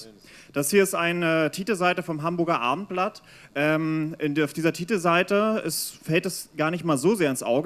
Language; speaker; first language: German; native; German